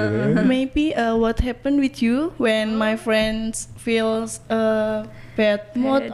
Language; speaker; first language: English; non-native, learner; Indonesian